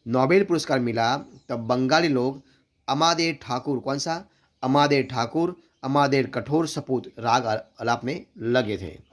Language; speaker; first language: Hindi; non-native, local second language; Gujarati